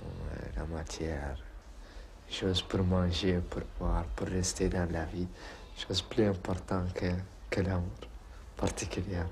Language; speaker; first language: French; non-native, local second language; Arabic